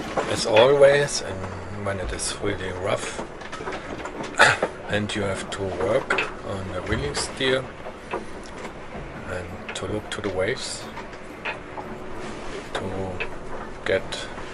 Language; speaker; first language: English; non-native, fluent; German